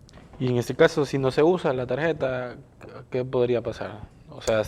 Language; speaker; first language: Spanish; native; Spanish